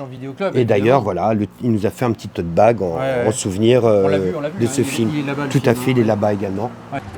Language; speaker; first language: French; native; French